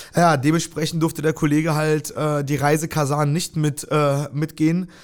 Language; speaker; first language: German; early bilingual, other home language; Russian